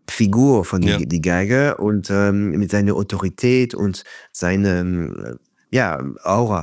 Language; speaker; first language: German; non-native, fluent; French